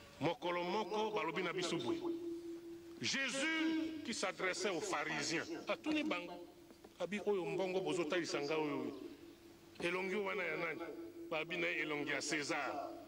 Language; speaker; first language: Lingala; non-native, local second language; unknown